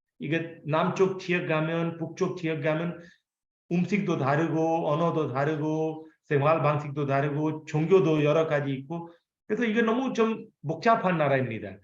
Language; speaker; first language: Korean; non-native, fluent; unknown